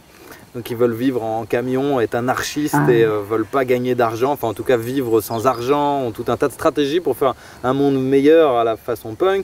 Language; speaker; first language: French; native; French